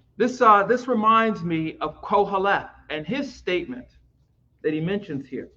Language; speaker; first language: English; native; English